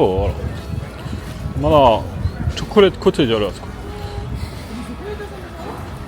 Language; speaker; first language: Japanese; non-native, fluent; French